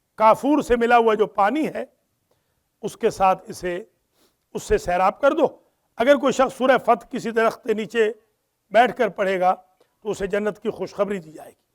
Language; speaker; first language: Urdu; non-native, local second language; Punjabi